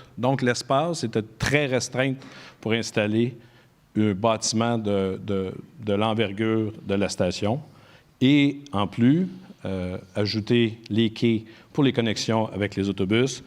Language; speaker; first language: French; native; French